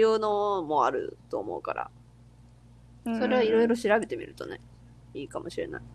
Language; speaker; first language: Japanese; non-native, fluent; English